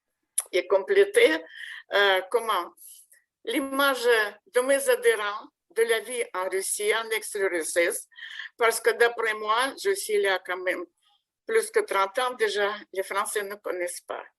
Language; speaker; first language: French; non-native, fluent; Russian